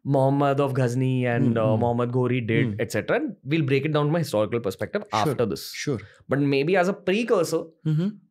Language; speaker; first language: English; non-native, local second language; Hindi